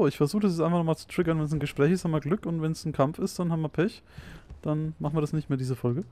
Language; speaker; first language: German; native; German